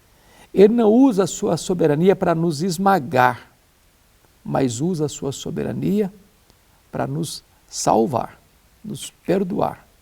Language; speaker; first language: Portuguese; native; Portuguese